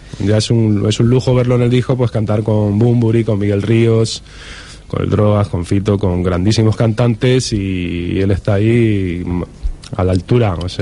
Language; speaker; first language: Spanish; native; Spanish